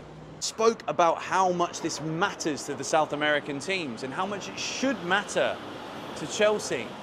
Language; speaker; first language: English; native; English